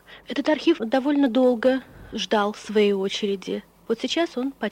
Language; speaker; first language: Russian; native; Russian